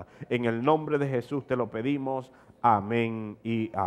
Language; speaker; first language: Spanish; native; Spanish